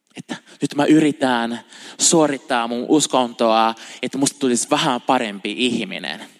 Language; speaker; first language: Finnish; non-native, fluent; Portuguese